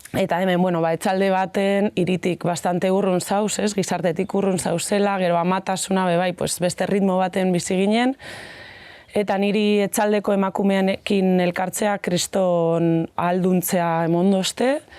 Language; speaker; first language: Basque; non-native, local second language; Spanish